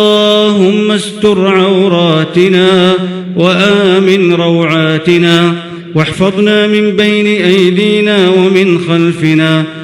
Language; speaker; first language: Arabic; native; Arabic